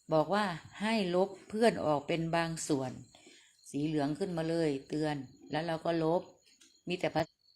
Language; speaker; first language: Thai; non-native, local second language; Northeastern Thai